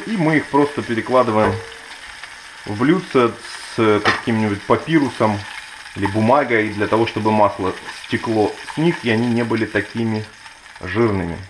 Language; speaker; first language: Russian; native; Russian